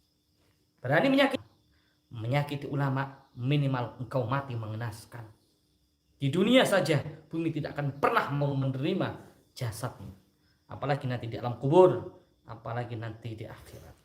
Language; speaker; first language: Indonesian; native; Indonesian